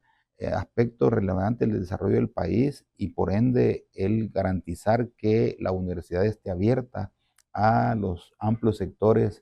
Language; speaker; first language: Spanish; native; Spanish